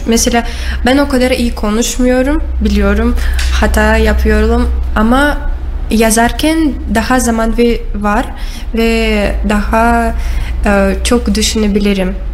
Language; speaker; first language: Turkish; non-native, learner; Russian